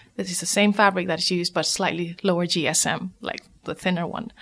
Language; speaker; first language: English; non-native, local second language; Nepali